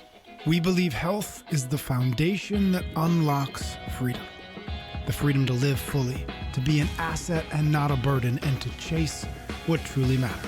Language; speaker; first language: English; native; English